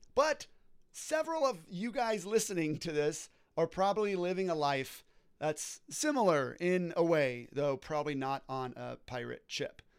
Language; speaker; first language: English; native; English